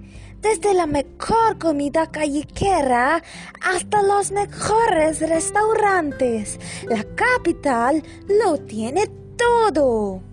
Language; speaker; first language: Spanish; non-native, learner; Hindi